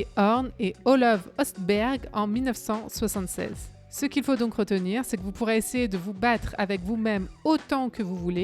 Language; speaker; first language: French; native; French